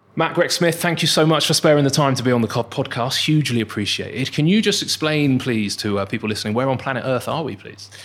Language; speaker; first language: English; native; English